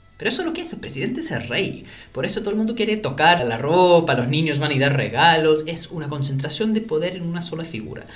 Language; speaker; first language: Spanish; non-native, fluent; English